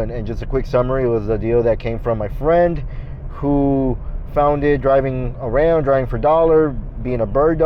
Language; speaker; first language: English; native; English